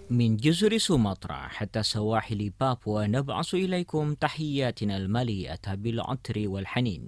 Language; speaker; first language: Arabic; non-native, fluent; Indonesian